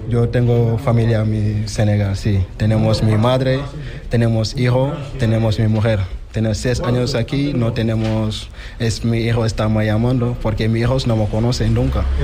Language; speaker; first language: Spanish; non-native, learner; Wolof